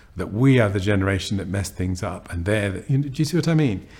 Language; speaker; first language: English; native; English